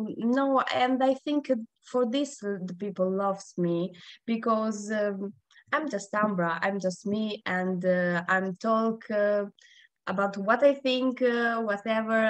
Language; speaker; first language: English; non-native, learner; Italian